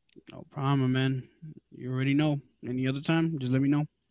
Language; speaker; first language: English; early bilingual, other home language; Spanish